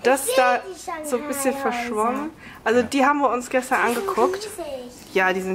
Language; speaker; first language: German; native; German